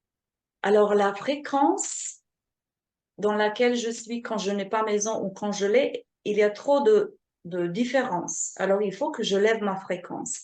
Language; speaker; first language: French; non-native, fluent; Slovenian